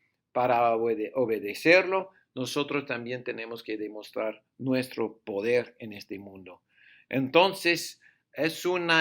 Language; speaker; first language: Spanish; non-native, fluent; English